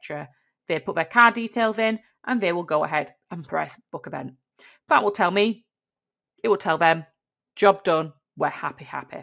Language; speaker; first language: English; native; English